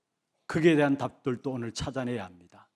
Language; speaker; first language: Korean; native; Korean